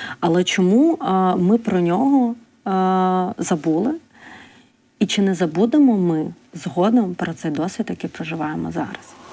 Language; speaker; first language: Ukrainian; non-native, local second language; Russian